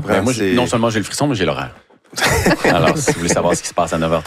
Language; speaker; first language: French; native; French